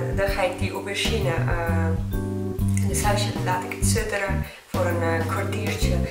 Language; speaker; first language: Dutch; non-native, learner; Persian